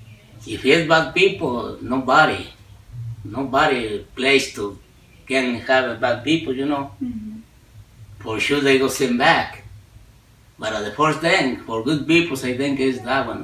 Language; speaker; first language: English; non-native, learner; Spanish